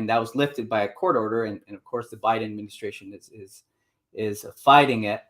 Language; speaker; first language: English; native; English